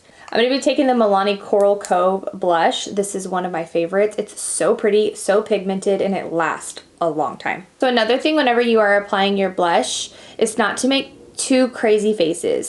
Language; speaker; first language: English; native; English